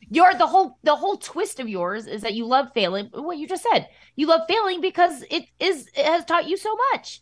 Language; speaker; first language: English; native; English